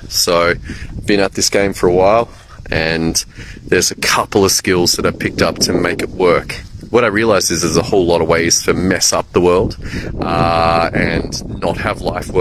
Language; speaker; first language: English; native; English